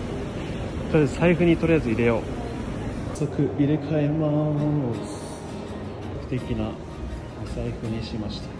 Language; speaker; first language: Japanese; native; Japanese